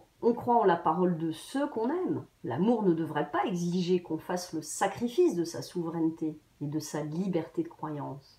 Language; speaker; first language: French; native; French